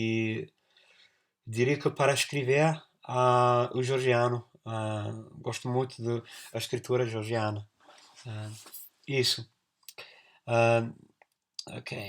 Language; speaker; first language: Portuguese; non-native, fluent; English